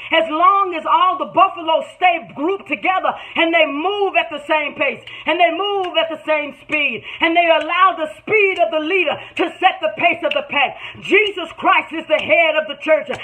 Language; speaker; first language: English; native; English